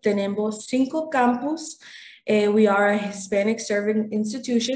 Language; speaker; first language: English; early bilingual, other home language; Spanish